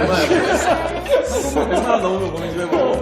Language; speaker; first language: Korean; native; Korean